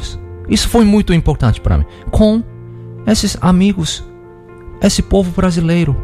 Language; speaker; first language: Portuguese; non-native, learner; Korean